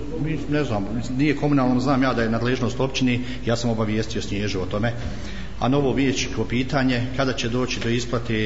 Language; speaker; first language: Croatian; native; Croatian